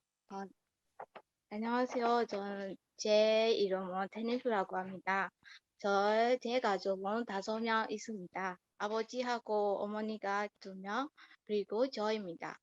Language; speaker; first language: Korean; non-native, learner; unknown